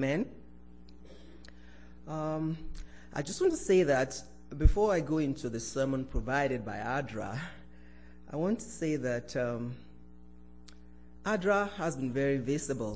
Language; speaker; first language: English; non-native, local second language; Yoruba